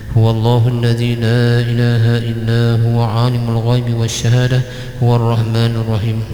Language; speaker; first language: Arabic; non-native, fluent; Malay